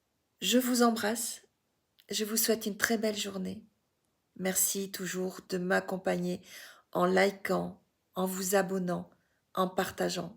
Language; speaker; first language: French; native; French